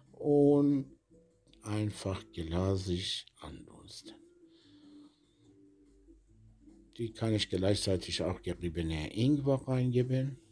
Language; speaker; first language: German; non-native, learner; Persian